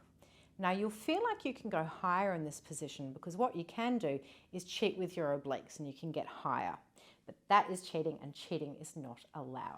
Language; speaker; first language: English; native; English